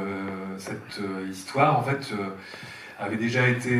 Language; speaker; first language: French; native; French